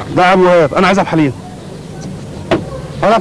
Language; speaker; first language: Arabic; native; Arabic